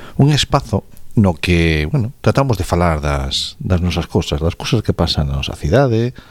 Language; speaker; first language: Galician; non-native, local second language; Spanish